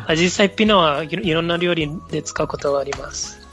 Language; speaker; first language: Japanese; non-native, fluent; Spanish